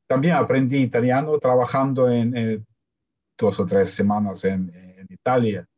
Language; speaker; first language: Spanish; non-native, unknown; Russian